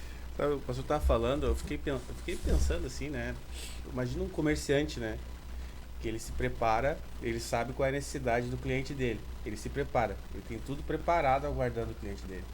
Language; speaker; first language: Portuguese; native; Portuguese